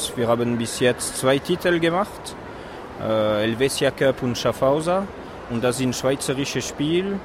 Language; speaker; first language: German; non-native, fluent; French